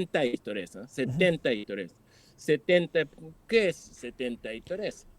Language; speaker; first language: Spanish; non-native, fluent; Japanese